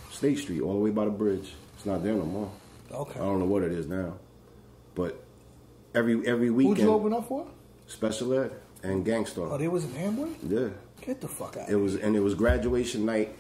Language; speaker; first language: English; native; English